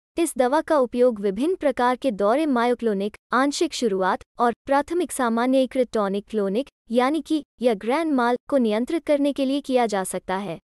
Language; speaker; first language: Hindi; native; Hindi